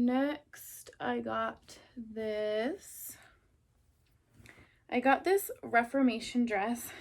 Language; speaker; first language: English; native; English